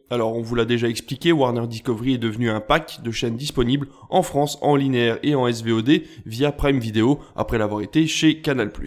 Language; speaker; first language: French; native; French